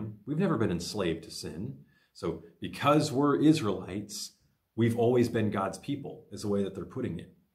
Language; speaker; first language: English; native; English